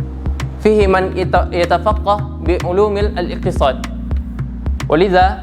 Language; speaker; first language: Arabic; non-native, learner; Indonesian